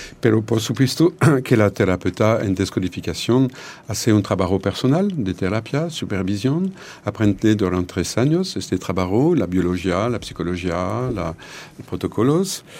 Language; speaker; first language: Spanish; non-native, learner; French